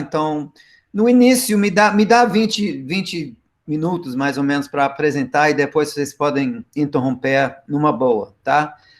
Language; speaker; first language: Portuguese; non-native, fluent; English